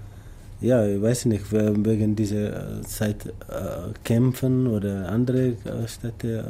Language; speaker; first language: German; non-native, learner; Tamasheq